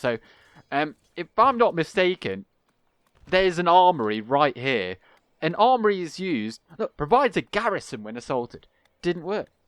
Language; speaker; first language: English; native; English